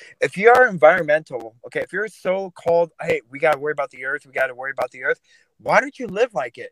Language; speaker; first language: English; early bilingual, other home language; Russian